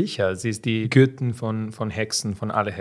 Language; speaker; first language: German; non-native, fluent; Serbian